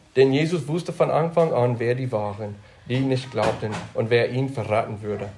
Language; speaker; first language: German; non-native, fluent; English